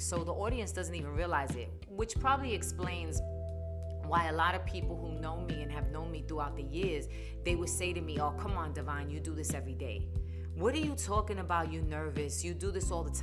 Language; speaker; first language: English; native; English